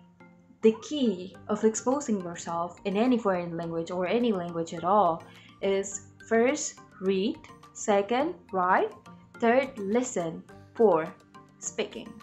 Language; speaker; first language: English; non-native, learner; Indonesian